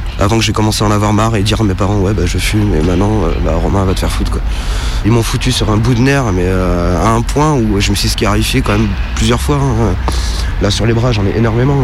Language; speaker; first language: French; native; French